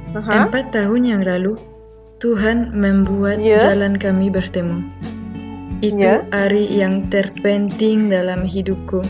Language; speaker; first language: Indonesian; non-native, fluent; French